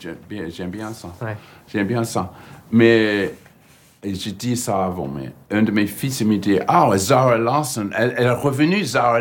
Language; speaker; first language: French; non-native, fluent; English